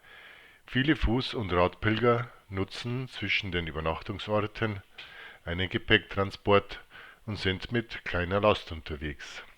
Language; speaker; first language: German; native; German